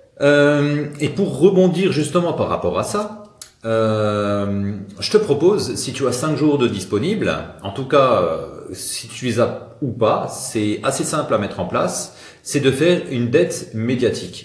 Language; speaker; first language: French; native; French